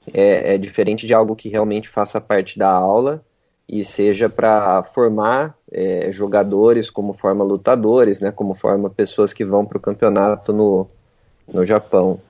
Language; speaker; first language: Portuguese; native; Portuguese